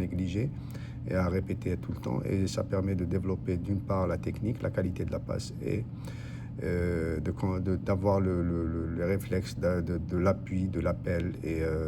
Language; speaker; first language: French; non-native, local second language; Arabic